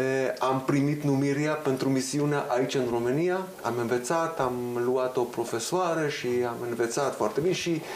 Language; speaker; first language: Romanian; early bilingual, heritage; Hebrew